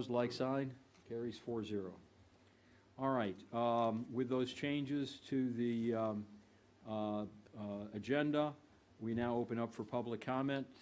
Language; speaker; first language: English; native; English